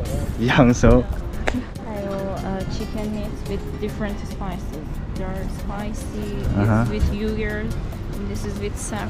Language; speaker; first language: English; non-native, learner; Persian